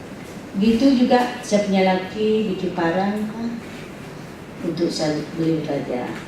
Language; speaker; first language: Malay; non-native, local second language; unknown